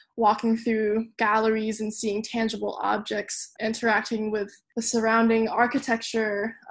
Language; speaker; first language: English; non-native, local second language; Cantonese